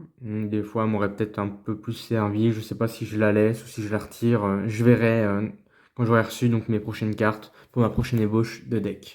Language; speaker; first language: French; native; French